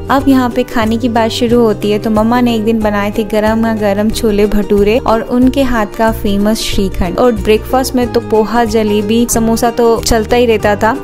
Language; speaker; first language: Hindi; native; Hindi